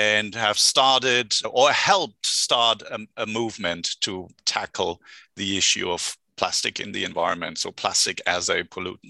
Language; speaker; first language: English; non-native, fluent; German